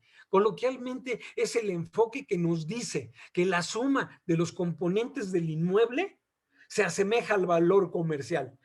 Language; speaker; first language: Spanish; native; Spanish